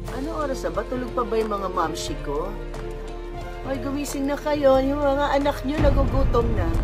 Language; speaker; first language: Filipino; non-native, local second language; Cebuano